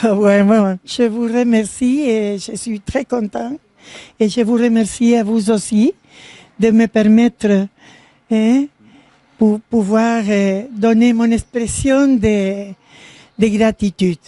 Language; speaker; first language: French; non-native, learner; Spanish